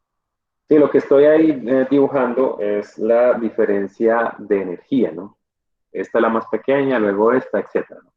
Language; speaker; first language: Spanish; native; Spanish